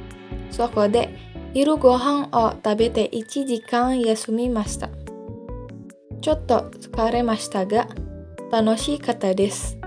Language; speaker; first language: Japanese; non-native, learner; Indonesian